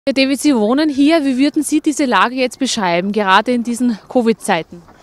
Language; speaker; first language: German; native; German